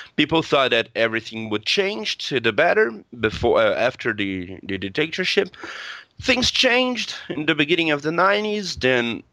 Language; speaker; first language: English; non-native, fluent; Portuguese